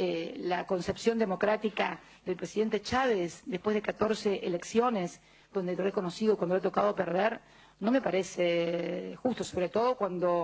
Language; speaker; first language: Spanish; native; Spanish